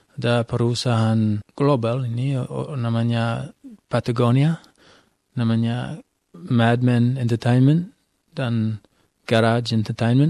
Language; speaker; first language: Indonesian; non-native, fluent; English